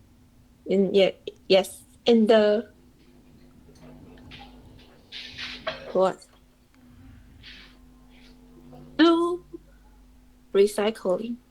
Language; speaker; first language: English; non-native, learner; Chinese